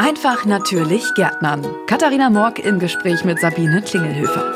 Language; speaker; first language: German; native; German